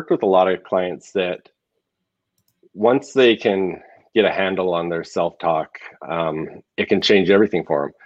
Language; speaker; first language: English; native; English